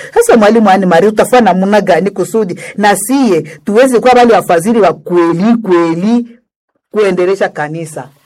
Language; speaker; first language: Swahili; native; Swahili